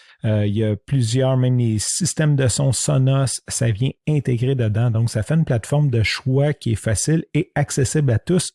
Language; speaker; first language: French; native; French